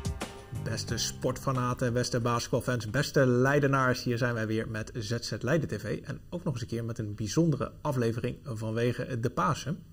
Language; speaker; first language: Dutch; native; Dutch